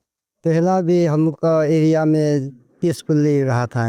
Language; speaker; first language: Hindi; non-native, local second language; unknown